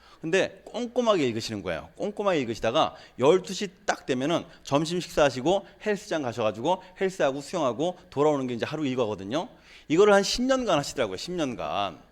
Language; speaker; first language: Korean; native; Korean